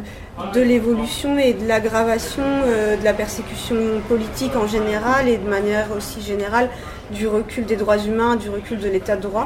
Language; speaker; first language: French; native; French